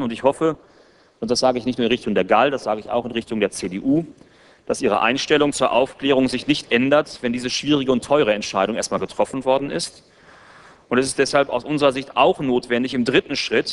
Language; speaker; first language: German; native; German